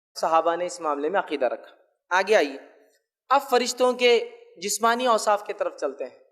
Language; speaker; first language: Urdu; native; Urdu